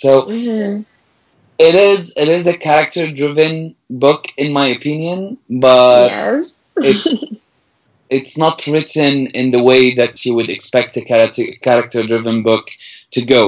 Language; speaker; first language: English; non-native, fluent; Arabic